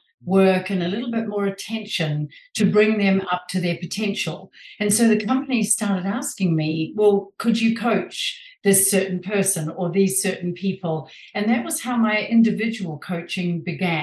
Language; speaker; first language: English; native; English